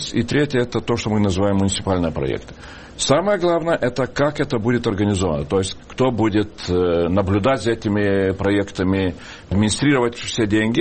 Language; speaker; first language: Russian; non-native, local second language; Lithuanian